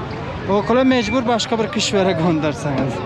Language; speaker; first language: Turkish; non-native, learner; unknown